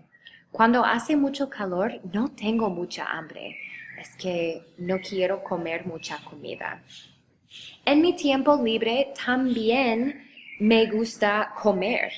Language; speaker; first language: Spanish; non-native, fluent; English